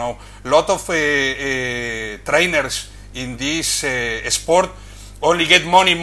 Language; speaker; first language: English; non-native, learner; Spanish